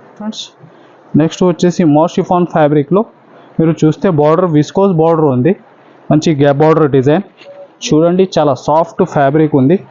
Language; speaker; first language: Telugu; non-native, local second language; Urdu